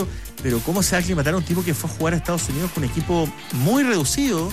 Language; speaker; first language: Spanish; native; Spanish